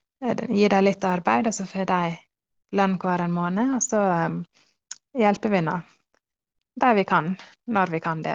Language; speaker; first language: Norwegian; early bilingual, heritage; Norwegian